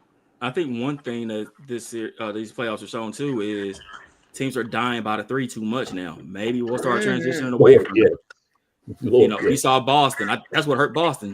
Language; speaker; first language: English; native; English